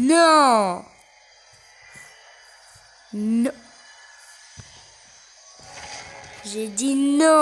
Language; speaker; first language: French; native; French